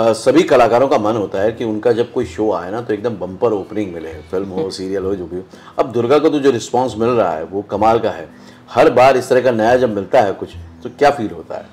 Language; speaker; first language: Hindi; native; Hindi